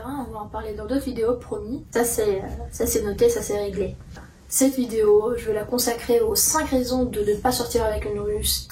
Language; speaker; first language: French; non-native, fluent; Russian